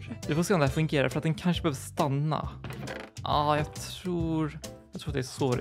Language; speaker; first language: Swedish; native; Swedish